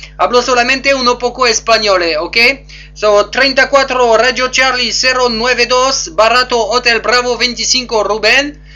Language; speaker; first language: Spanish; non-native, learner; French